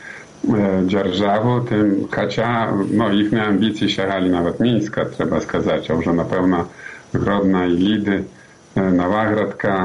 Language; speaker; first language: Polish; non-native, learner; Belarusian